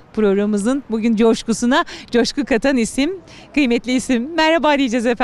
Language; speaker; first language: Turkish; native; Turkish